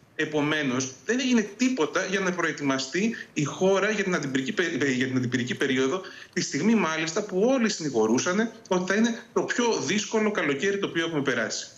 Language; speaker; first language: Greek; native; Greek